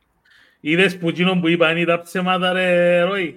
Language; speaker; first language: Greek; native; Greek